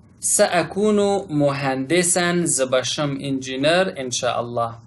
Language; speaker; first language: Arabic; non-native, fluent; Pashto